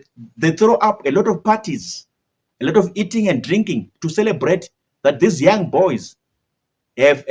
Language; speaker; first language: English; non-native, local second language; Shona